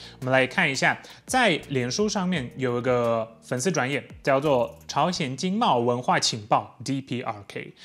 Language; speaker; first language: Chinese; non-native, fluent; Polish